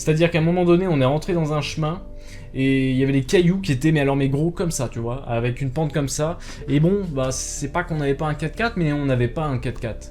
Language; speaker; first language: French; native; French